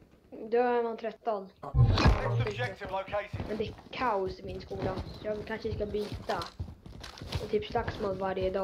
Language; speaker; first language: Swedish; early bilingual, other home language; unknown